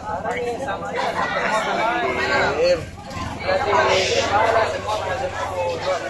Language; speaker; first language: Indonesian; non-native, learner; Spanish